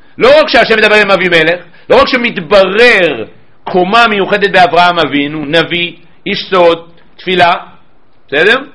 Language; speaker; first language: Hebrew; native; Hebrew